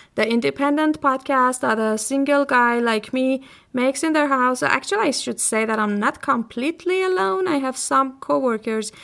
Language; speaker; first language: English; non-native, fluent; Persian